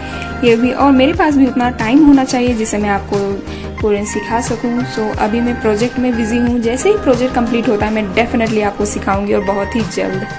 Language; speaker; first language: Hindi; native; Hindi